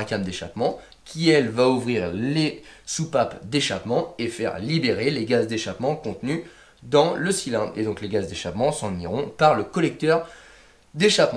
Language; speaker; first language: French; native; French